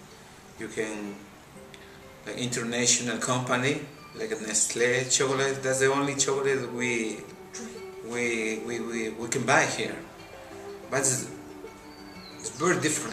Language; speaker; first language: English; non-native, learner; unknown